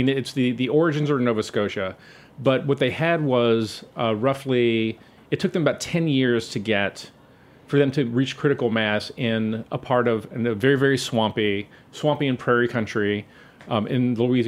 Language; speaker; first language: English; native; English